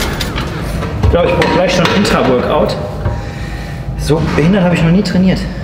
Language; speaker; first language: German; native; German